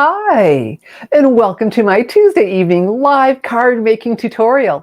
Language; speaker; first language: English; native; English